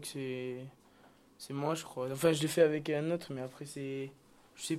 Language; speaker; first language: French; native; French